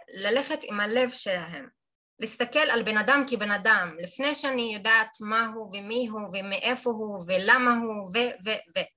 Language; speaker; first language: Hebrew; non-native, local second language; Arabic